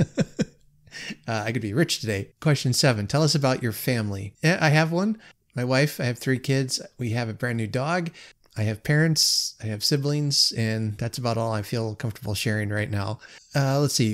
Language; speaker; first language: English; native; English